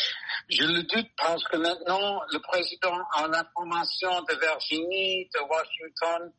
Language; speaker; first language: French; non-native, learner; English